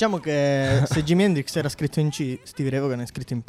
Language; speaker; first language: Italian; native; Italian